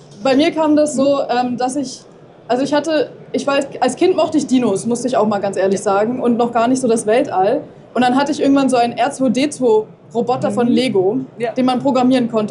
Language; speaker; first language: German; native; German